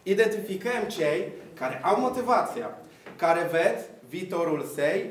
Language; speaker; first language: Romanian; non-native, fluent; Polish